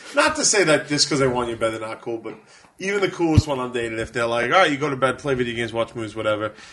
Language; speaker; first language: English; native; English